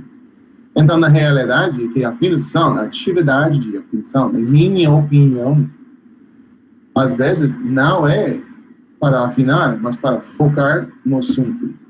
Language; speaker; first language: Portuguese; non-native, fluent; English